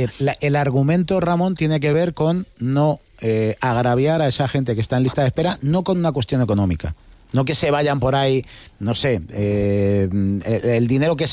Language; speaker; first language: Spanish; native; Spanish